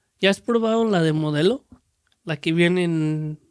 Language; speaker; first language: Spanish; early bilingual, heritage; Spanish